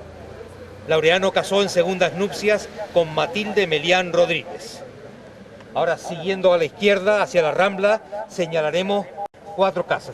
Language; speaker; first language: Spanish; native; Spanish